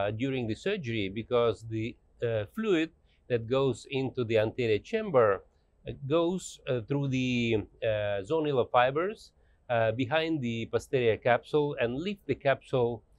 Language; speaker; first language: English; non-native, fluent; Russian